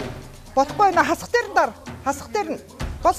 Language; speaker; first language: Mongolian; native; Mongolian